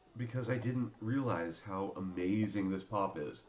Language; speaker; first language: English; native; English